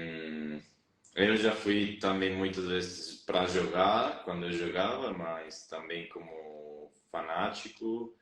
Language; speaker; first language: Portuguese; non-native, fluent; Spanish